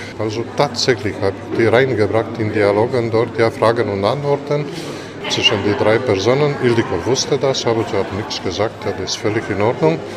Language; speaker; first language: German; non-native, fluent; Romanian